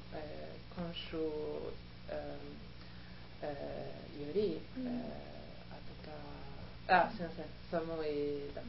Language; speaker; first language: Japanese; non-native, learner; Italian